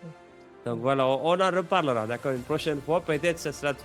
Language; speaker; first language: French; non-native, fluent; English